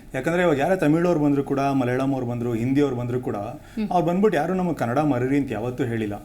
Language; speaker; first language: Kannada; native; Kannada